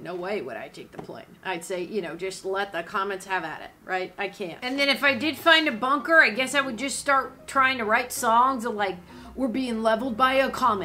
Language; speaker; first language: English; native; English